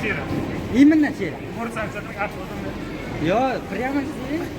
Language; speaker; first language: Russian; non-native, local second language; Uzbek